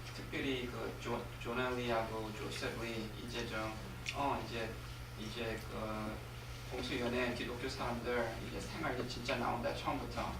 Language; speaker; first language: Korean; early bilingual, heritage; English